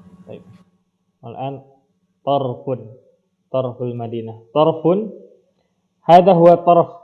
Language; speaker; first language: Arabic; non-native, fluent; Indonesian